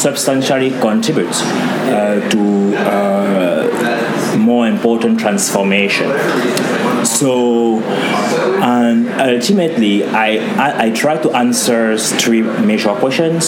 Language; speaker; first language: English; non-native, local second language; French